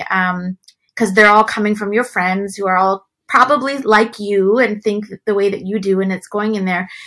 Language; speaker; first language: English; native; English